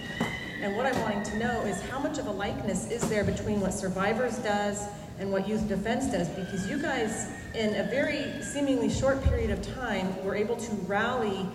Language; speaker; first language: English; native; English